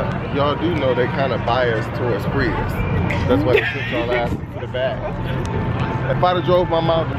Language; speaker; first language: English; native; English